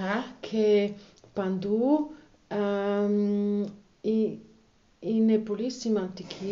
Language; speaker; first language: Greek; non-native, learner; German